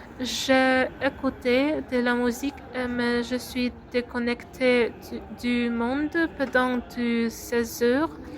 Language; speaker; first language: French; non-native, learner; Ukrainian